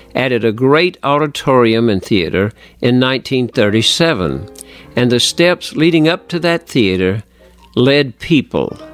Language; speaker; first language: English; native; English